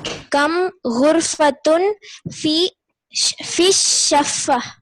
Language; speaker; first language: Arabic; non-native, learner; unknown